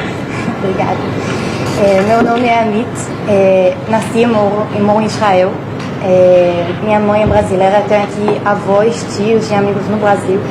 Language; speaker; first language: Portuguese; early bilingual, heritage; Hebrew